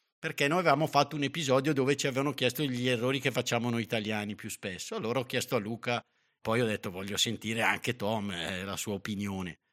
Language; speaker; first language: Italian; native; Italian